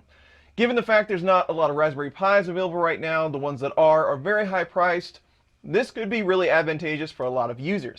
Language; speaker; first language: English; native; English